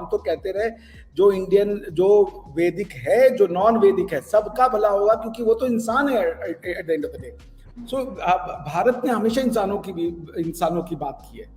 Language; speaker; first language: Hindi; native; Hindi